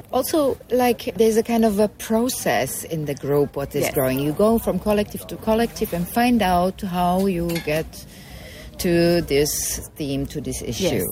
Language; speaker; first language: English; non-native, fluent; German